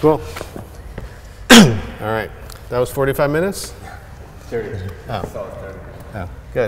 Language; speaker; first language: English; native; English